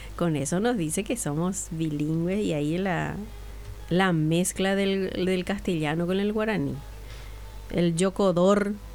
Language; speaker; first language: Spanish; non-native, local second language; Guarani